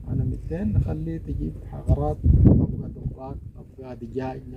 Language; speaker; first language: Arabic; native; Arabic